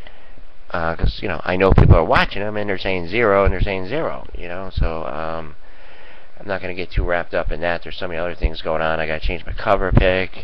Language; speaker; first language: English; native; English